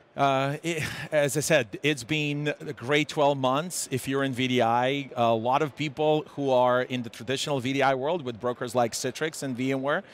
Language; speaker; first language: English; non-native, fluent; Serbian